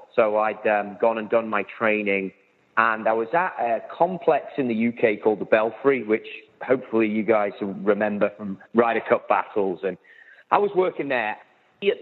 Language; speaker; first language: English; native; English